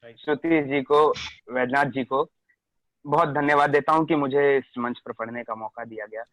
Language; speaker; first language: Hindi; native; Hindi